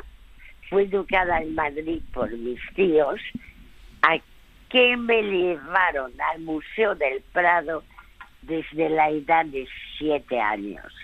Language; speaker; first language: Spanish; early bilingual, other home language; French